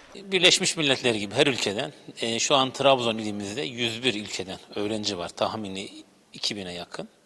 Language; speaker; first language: Turkish; native; Turkish